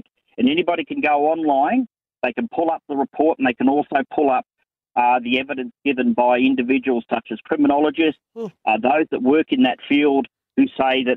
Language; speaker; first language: English; native; English